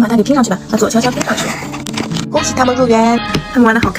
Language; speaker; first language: Chinese; native; Chinese